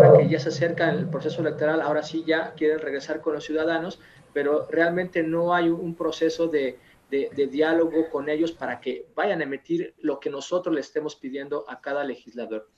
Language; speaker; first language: Spanish; native; Spanish